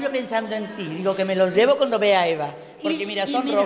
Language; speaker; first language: Spanish; native; Spanish